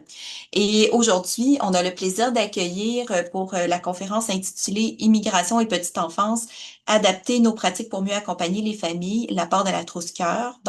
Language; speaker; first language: French; native; French